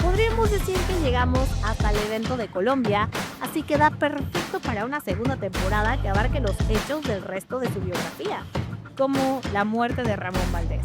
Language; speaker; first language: Spanish; native; Spanish